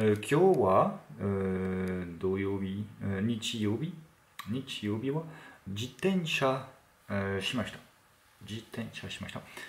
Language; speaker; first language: Japanese; non-native, learner; French